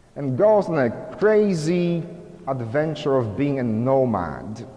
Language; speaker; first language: English; non-native, fluent; Polish